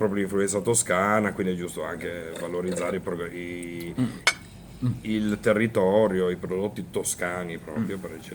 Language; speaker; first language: Italian; native; Italian